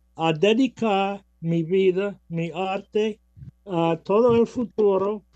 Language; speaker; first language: Spanish; non-native, learner; English